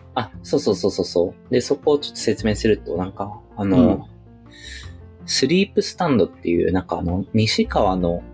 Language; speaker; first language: Japanese; native; Japanese